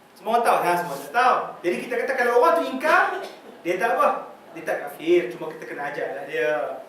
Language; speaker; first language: Malay; native; Malay